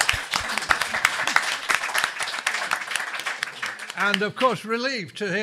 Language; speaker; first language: English; native; English